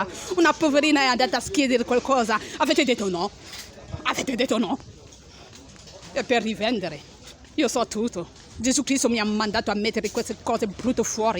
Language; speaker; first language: Italian; non-native, learner; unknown